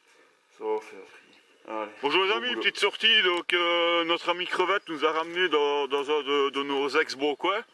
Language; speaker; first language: French; native; French